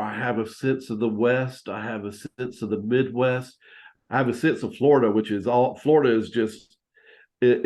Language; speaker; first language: English; native; English